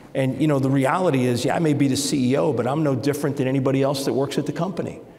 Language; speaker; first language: English; native; English